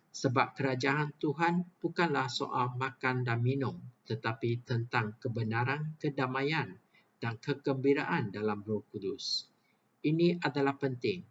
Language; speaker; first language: Malay; non-native, local second language; Chinese